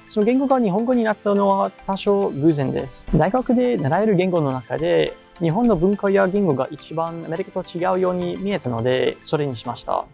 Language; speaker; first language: Japanese; non-native, fluent; English